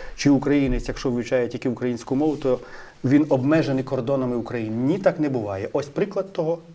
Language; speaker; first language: Ukrainian; native; Ukrainian